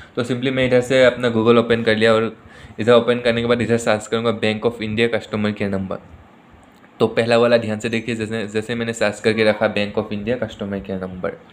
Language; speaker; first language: Hindi; native; Hindi